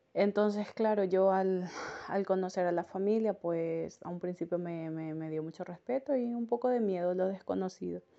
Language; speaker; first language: Spanish; native; Spanish